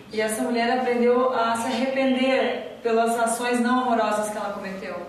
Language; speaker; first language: Portuguese; native; Portuguese